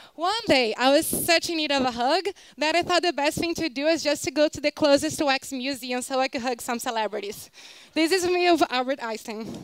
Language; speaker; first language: English; non-native, fluent; Portuguese